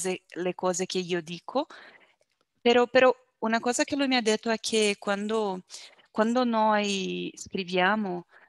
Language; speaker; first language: Italian; non-native, learner; Portuguese